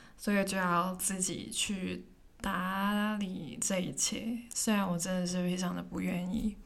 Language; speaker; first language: Chinese; non-native, local second language; Cantonese